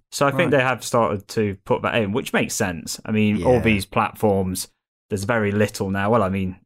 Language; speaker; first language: English; native; English